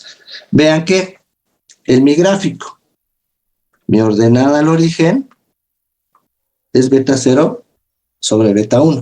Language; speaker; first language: Spanish; native; Spanish